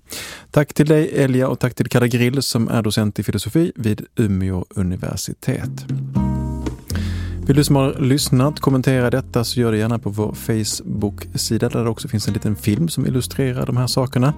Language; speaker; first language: Swedish; native; Swedish